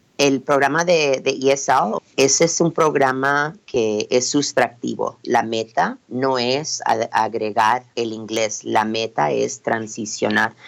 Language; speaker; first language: Spanish; early bilingual, heritage; Spanish